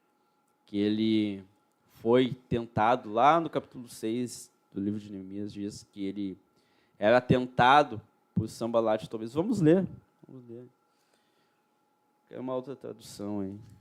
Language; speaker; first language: Portuguese; native; Portuguese